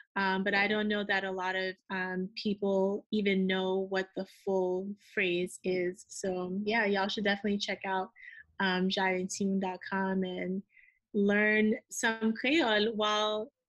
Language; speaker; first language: English; early bilingual, other home language; Haitian Creole